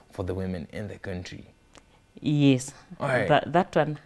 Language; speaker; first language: English; non-native, local second language; Kikuyu